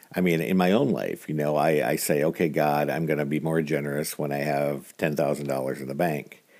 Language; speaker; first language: English; native; English